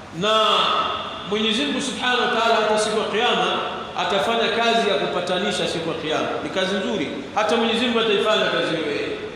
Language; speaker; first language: Swahili; native; Swahili